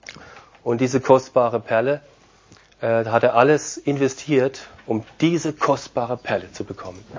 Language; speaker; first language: German; non-native, fluent; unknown